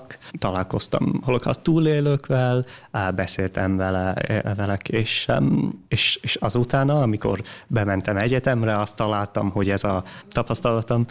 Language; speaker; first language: Hungarian; early bilingual, heritage; English